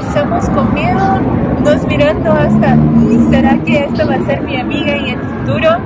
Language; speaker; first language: Spanish; non-native, fluent; Portuguese